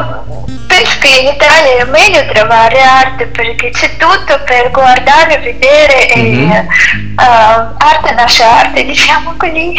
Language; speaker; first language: Italian; non-native, learner; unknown